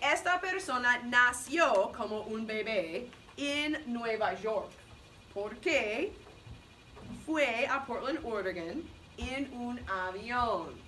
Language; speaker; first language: Spanish; non-native, fluent; English